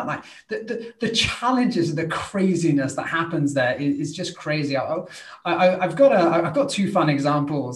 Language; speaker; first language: English; native; English